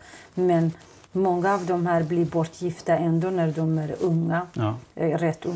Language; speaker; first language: Swedish; non-native, fluent; Kurdish